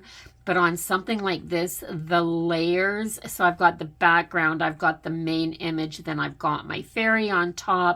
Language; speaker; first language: English; native; English